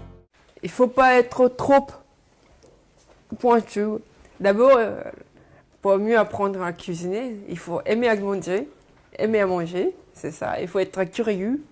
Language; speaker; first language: French; non-native, fluent; Japanese